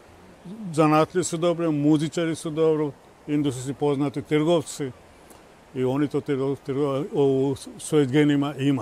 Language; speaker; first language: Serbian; non-native, local second language; Romany